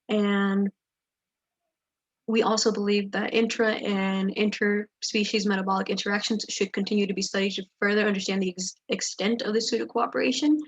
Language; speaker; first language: English; native; English